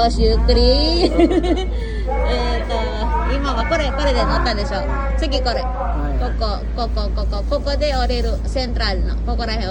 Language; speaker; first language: Japanese; non-native, fluent; Filipino